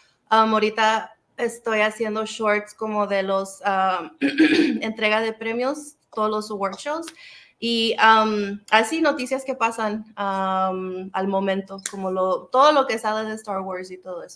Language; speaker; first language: Spanish; early bilingual, heritage; Spanish